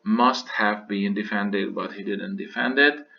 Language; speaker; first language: English; non-native, fluent; Hungarian